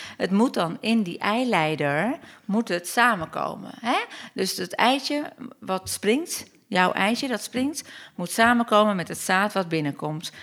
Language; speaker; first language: Dutch; early bilingual, other home language; Turkish